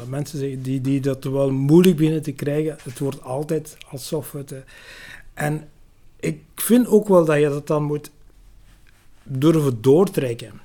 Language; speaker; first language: Dutch; early bilingual, other home language; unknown